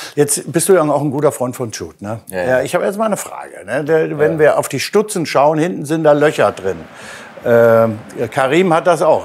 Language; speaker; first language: German; native; German